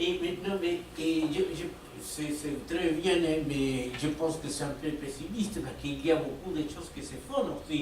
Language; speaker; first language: French; non-native, fluent; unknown